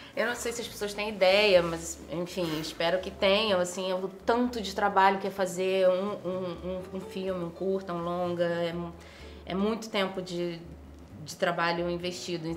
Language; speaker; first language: Portuguese; native; Portuguese